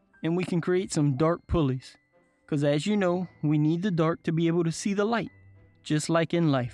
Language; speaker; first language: English; native; English